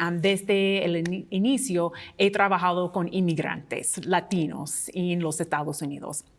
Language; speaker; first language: Spanish; non-native, fluent; English